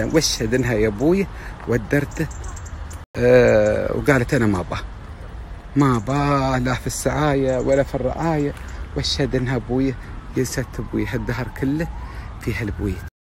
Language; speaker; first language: Arabic; native; Arabic